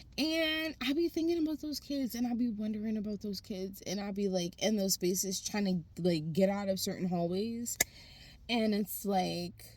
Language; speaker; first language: English; native; English